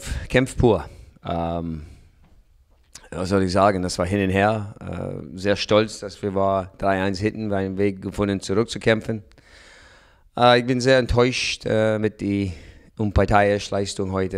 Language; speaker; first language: German; non-native, fluent; English